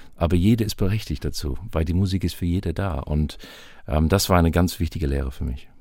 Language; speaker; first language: German; non-native, fluent; English